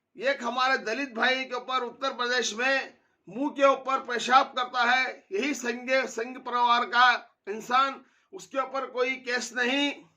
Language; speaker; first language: Hindi; native; Hindi